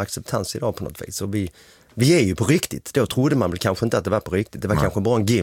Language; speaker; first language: Swedish; native; Swedish